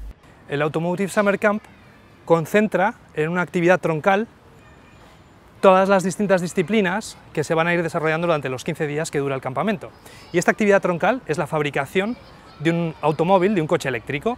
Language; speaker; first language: Spanish; native; Spanish